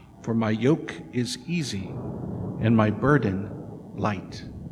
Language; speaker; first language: English; native; English